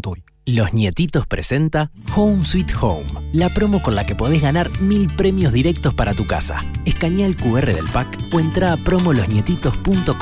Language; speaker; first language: Spanish; native; Spanish